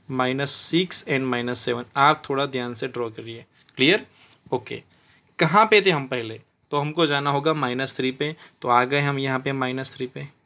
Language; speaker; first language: Hindi; non-native, local second language; Gujarati